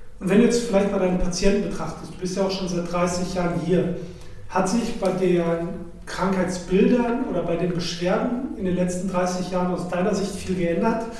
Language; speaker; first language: German; native; German